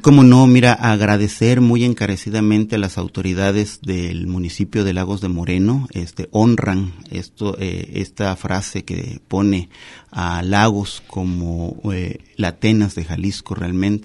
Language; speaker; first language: Spanish; native; Spanish